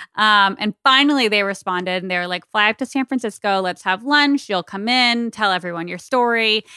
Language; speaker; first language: English; native; English